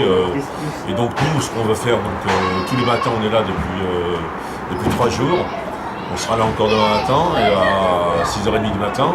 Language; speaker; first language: French; native; French